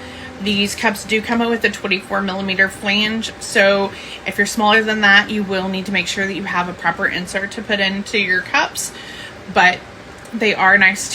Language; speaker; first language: English; native; English